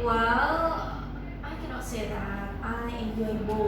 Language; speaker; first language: English; non-native, fluent; Indonesian